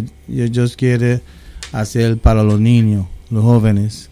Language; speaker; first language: Spanish; early bilingual, heritage; English